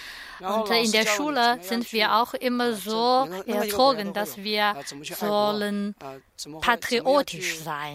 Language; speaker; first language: German; non-native, learner; Chinese